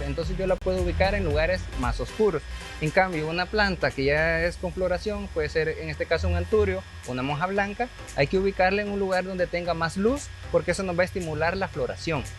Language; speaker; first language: Spanish; native; Spanish